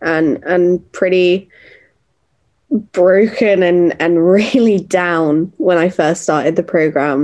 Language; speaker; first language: English; native; English